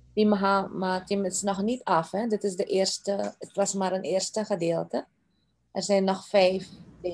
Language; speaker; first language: Dutch; non-native, local second language; Caribbean Hindustani